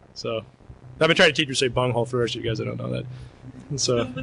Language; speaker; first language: English; native; English